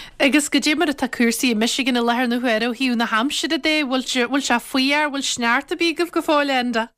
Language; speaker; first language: Irish; native; Irish